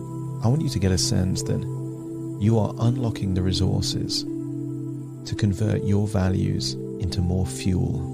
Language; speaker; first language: English; native; English